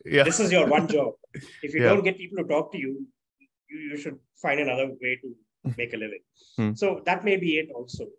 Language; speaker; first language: English; non-native, local second language; Tamil